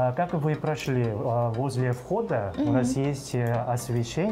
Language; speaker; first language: Russian; non-native, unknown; Korean